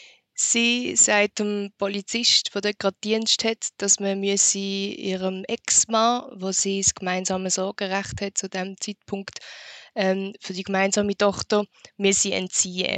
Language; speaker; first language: German; native; German